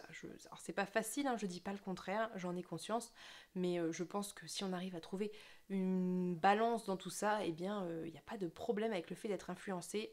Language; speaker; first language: French; native; French